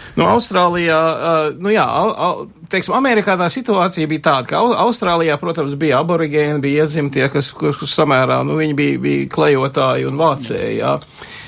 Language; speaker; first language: Latvian; early bilingual, heritage; Latvian